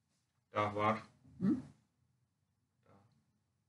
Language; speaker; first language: Swedish; non-native, fluent; Finnish